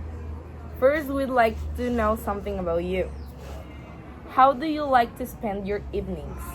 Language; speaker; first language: English; non-native, learner; Spanish